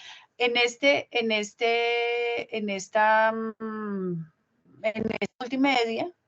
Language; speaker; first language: Spanish; native; Spanish